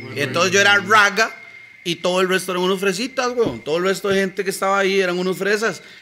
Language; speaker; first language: Spanish; native; Spanish